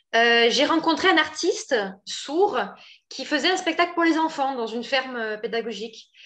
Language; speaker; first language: French; native; French